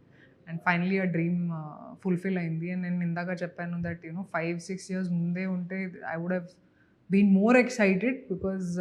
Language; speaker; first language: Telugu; non-native, local second language; Hindi